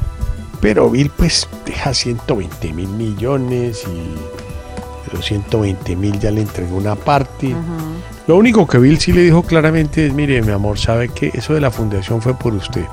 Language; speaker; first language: Spanish; native; Spanish